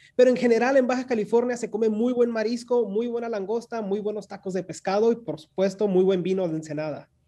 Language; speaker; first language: Spanish; native; Spanish